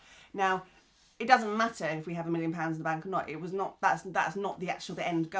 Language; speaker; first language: English; native; English